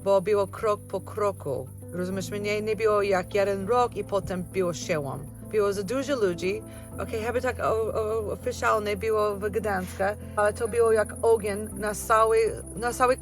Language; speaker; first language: Polish; non-native, learner; English